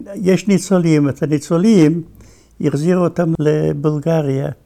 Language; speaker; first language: Hebrew; non-native, fluent; Romanian